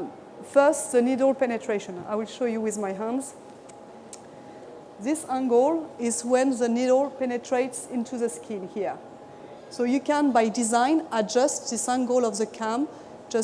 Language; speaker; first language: English; non-native, fluent; French